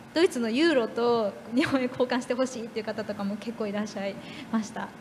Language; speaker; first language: Japanese; native; Japanese